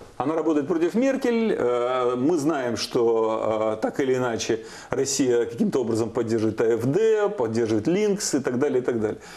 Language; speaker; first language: Russian; native; Russian